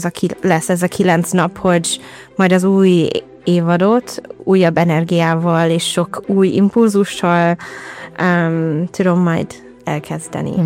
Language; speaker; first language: Hungarian; non-native, fluent; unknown